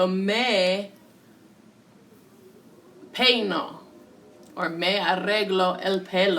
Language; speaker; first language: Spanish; non-native, fluent; English